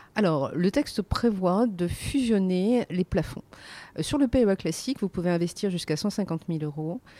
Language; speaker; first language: French; native; French